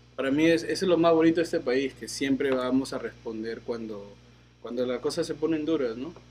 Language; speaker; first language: Spanish; native; Spanish